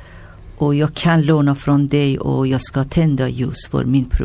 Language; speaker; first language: Swedish; non-native, learner; Persian